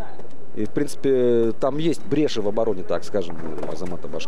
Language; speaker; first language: Russian; native; Russian